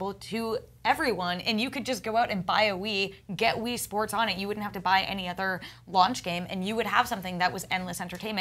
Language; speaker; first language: English; native; English